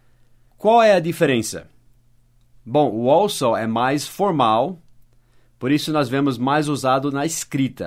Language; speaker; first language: Portuguese; non-native, fluent; English